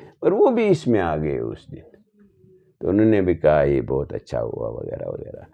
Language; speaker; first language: Urdu; non-native, local second language; Kashmiri